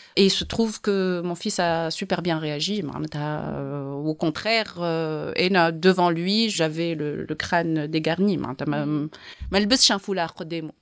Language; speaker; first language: French; non-native, local second language; Arabic